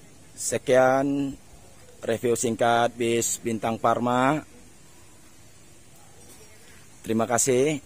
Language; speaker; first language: Indonesian; native; Indonesian